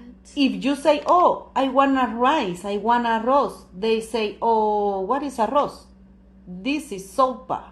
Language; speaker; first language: English; non-native, learner; Spanish